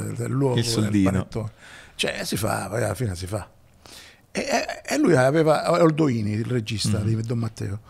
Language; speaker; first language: Italian; native; Italian